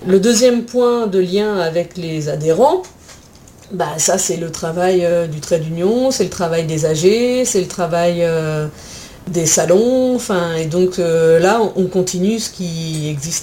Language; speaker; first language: French; native; French